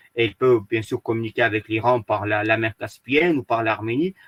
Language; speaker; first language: French; early bilingual, other home language; Azerbaijani